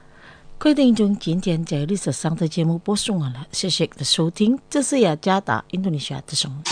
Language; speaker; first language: Chinese; non-native, local second language; Indonesian